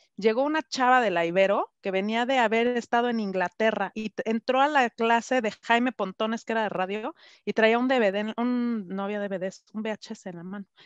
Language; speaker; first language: Spanish; native; Spanish